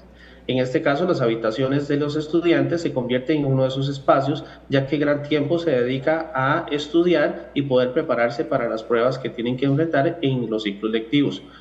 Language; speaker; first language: Spanish; native; Spanish